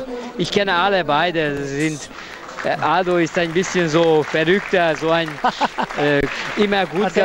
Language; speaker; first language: German; non-native, fluent; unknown